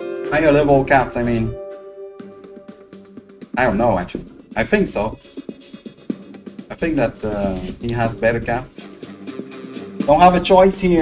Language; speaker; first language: English; non-native, fluent; French